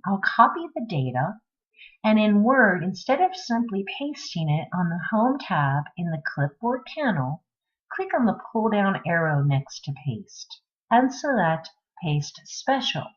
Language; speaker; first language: English; native; English